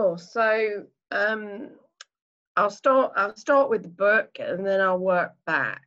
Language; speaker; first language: English; native; English